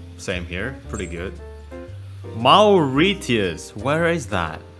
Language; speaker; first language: English; non-native, fluent; Indonesian